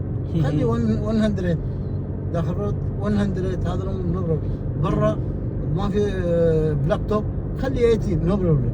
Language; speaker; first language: Arabic; non-native, learner; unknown